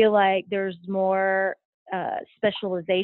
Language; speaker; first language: English; native; English